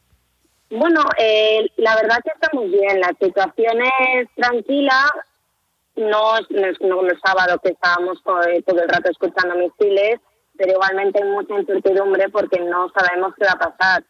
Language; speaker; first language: Spanish; native; Spanish